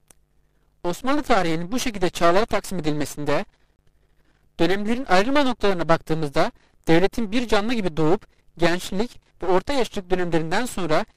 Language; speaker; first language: Turkish; native; Turkish